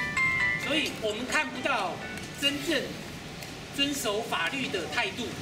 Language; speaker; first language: Chinese; native; Chinese